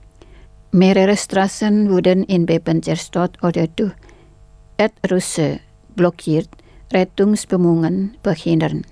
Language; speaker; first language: German; non-native, fluent; Indonesian